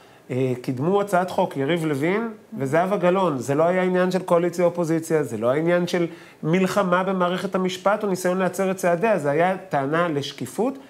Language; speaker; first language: Hebrew; native; Hebrew